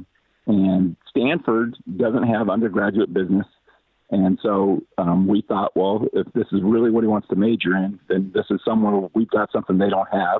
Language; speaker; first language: English; native; English